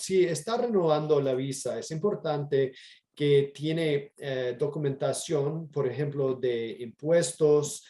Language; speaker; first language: Spanish; non-native, fluent; English